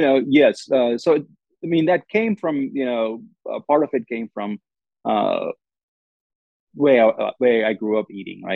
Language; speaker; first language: English; non-native, local second language; Gujarati